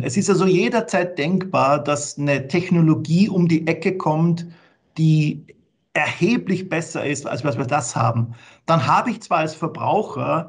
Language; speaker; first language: German; native; German